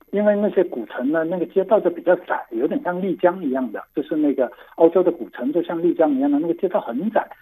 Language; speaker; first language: Chinese; non-native, local second language; Cantonese